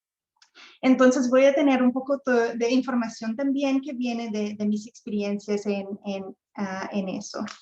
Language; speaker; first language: Spanish; non-native, fluent; English